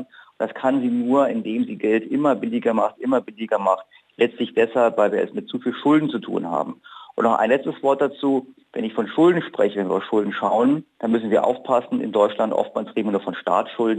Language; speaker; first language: German; native; German